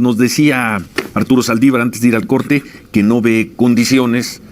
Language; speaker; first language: Spanish; native; Spanish